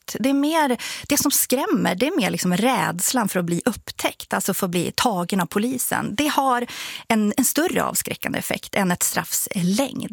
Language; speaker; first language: Swedish; native; Swedish